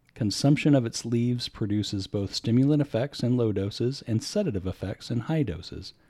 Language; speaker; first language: English; native; English